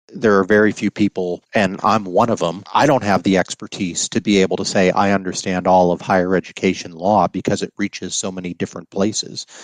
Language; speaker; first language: English; native; English